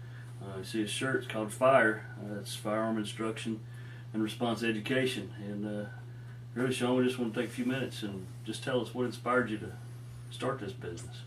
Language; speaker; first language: English; native; English